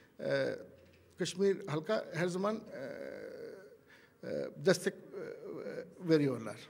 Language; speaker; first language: Turkish; non-native, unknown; Urdu